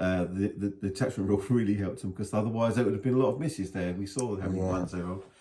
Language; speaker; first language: English; native; English